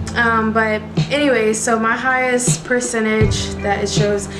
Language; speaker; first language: English; native; English